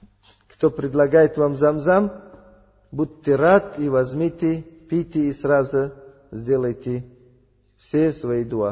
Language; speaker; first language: Russian; non-native, learner; Uzbek